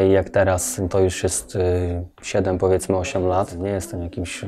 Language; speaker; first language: Polish; native; Polish